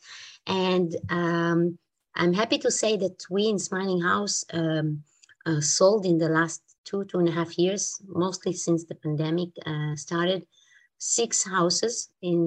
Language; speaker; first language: English; non-native, fluent; Hebrew